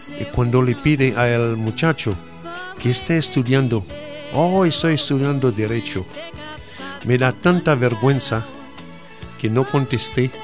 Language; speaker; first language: Spanish; non-native, fluent; Haitian Creole